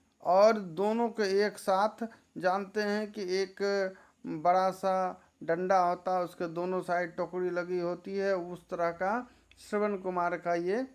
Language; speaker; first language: Hindi; native; Hindi